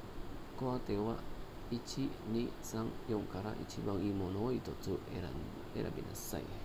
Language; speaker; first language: Japanese; non-native, learner; Indonesian